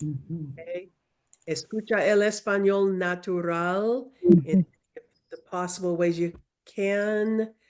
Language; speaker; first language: Spanish; non-native, learner; English